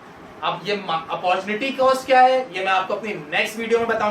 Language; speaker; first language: Hindi; native; Hindi